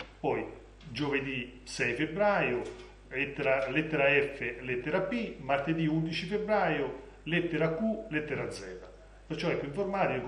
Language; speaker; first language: Italian; native; Italian